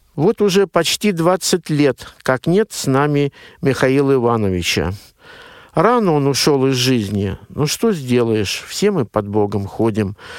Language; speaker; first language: Russian; native; Russian